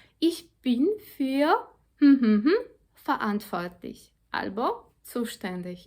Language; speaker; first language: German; non-native, fluent; Polish